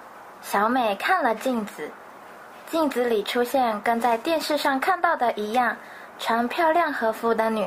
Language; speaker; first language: Chinese; native; Chinese